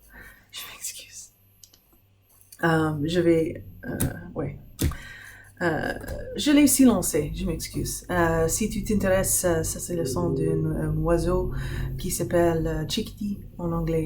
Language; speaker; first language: French; non-native, fluent; English